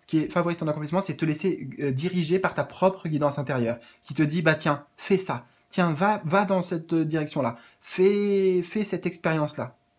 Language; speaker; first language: French; native; French